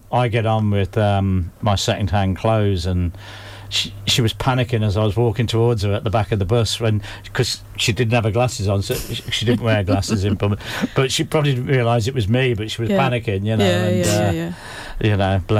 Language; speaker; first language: English; native; English